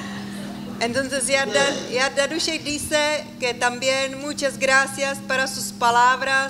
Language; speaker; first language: Spanish; non-native, learner; Czech